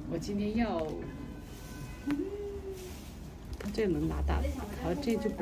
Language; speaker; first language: Chinese; native; Chinese